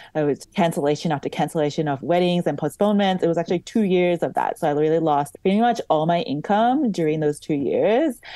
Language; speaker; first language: English; native; English